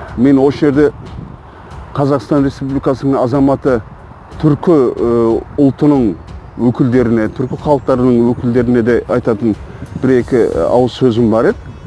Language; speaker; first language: Kazakh; non-native, fluent; Turkish